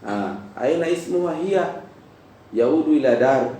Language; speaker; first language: Arabic; non-native, fluent; Indonesian